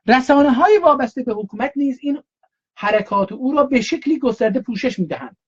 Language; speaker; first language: Persian; non-native, local second language; Azerbaijani